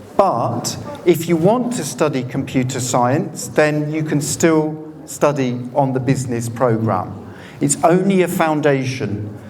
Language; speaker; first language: English; non-native, fluent; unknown